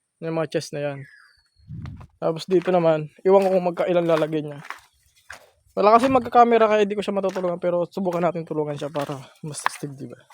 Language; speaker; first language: Filipino; non-native, local second language; Masbatenyo